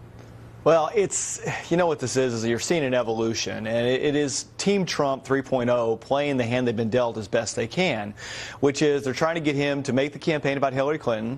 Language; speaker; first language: English; native; English